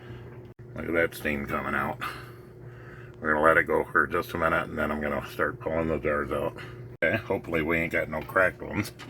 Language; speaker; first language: English; native; English